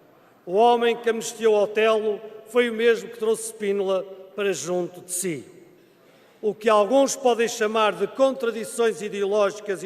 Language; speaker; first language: Portuguese; native; Portuguese